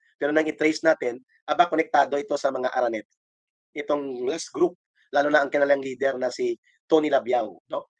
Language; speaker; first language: Filipino; native; Filipino